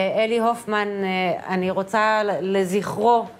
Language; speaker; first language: Hebrew; native; Hebrew